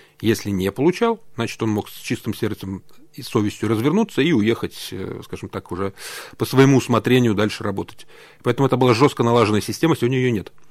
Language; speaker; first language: Russian; native; Russian